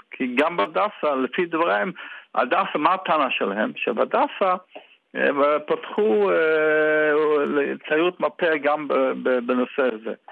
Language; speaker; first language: Hebrew; non-native, fluent; Yiddish